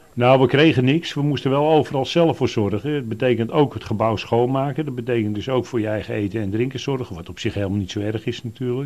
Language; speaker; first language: Dutch; native; Dutch